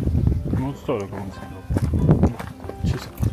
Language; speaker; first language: Japanese; non-native, learner; French